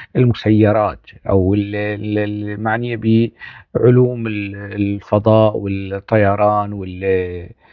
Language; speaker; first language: Arabic; non-native, local second language; Kurdish